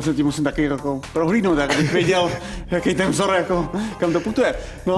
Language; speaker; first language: Czech; native; Czech